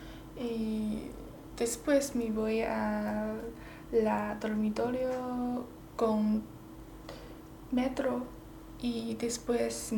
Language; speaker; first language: Spanish; non-native, learner; Chinese